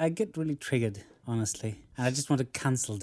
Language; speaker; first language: English; non-native, fluent; Norwegian